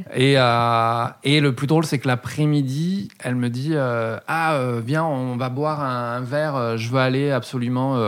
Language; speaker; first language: French; native; French